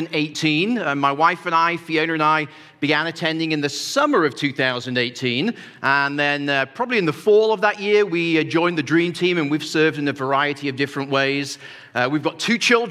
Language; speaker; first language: English; native; English